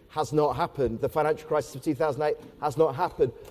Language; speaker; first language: English; native; English